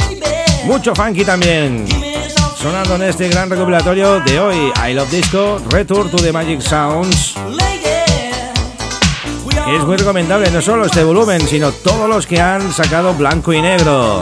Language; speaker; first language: Spanish; native; Spanish